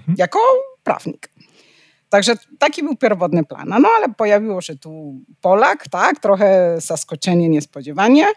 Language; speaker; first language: Polish; non-native, fluent; Spanish